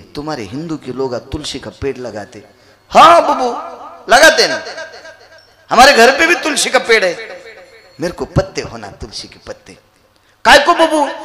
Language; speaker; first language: Hindi; non-native, local second language; Marathi